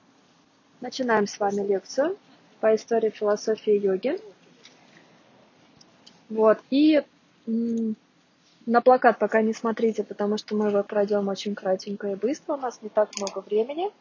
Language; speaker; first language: Russian; native; Russian